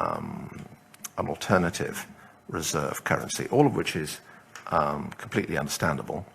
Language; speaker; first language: English; native; English